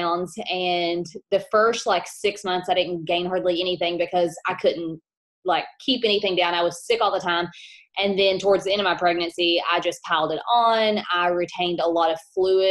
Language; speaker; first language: English; native; English